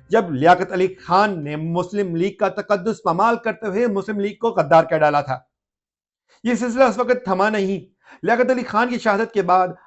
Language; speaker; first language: Urdu; native; Urdu